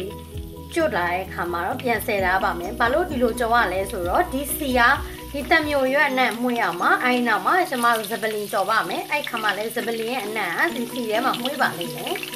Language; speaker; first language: Burmese; native; Burmese